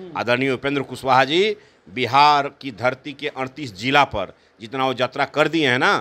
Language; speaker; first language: Hindi; native; Hindi